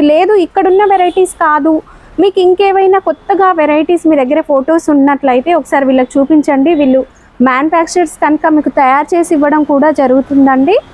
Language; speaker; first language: Telugu; native; Telugu